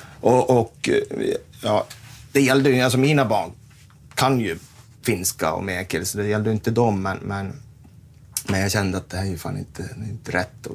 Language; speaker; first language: Swedish; native; Swedish